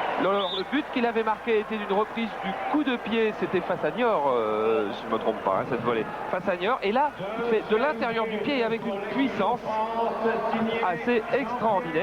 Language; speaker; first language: French; native; French